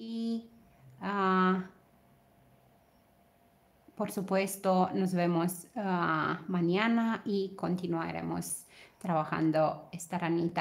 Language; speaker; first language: Spanish; non-native, fluent; Romanian